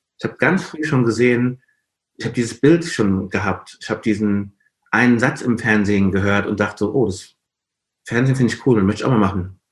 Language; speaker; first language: German; non-native, fluent; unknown